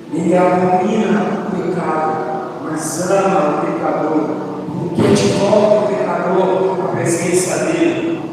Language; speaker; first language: Portuguese; native; Portuguese